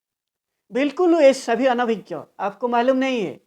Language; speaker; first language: Hindi; non-native, local second language; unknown